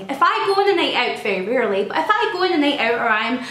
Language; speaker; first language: English; native; English